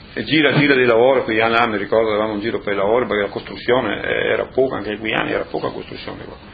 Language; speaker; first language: Italian; native; Italian